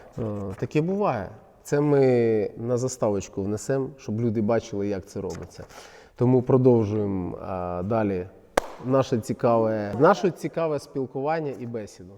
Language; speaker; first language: Ukrainian; non-native, local second language; Russian